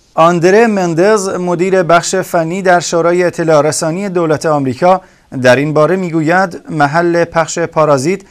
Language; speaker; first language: Persian; non-native, local second language; Kurdish